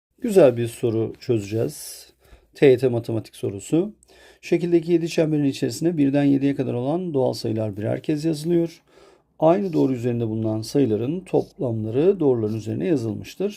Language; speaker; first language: Turkish; native; Turkish